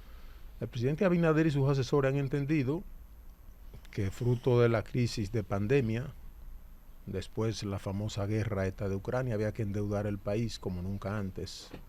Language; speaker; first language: Spanish; native; Spanish